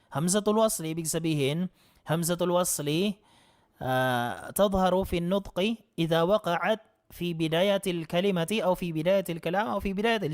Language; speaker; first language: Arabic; non-native, fluent; Filipino